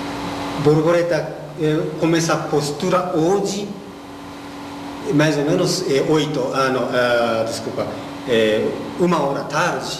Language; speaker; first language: Portuguese; non-native, learner; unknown